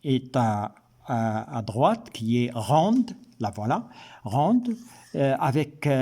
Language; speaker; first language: French; non-native, local second language; Arabic